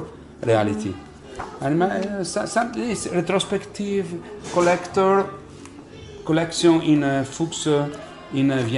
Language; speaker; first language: English; non-native, learner; Italian